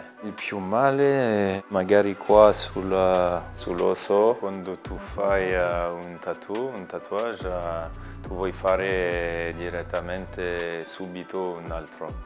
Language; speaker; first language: Italian; non-native, learner; French